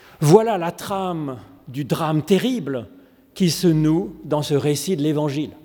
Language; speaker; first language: French; native; French